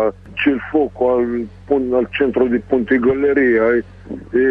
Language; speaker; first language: Italian; non-native, learner; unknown